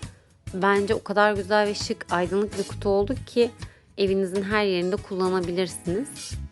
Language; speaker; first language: Turkish; native; Turkish